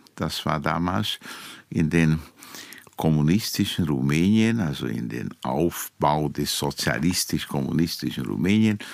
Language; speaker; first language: German; non-native, fluent; Romanian